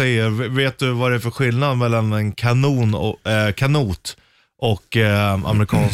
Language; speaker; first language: Swedish; native; Swedish